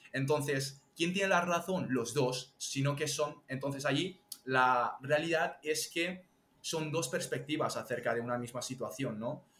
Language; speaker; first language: Spanish; early bilingual, other home language; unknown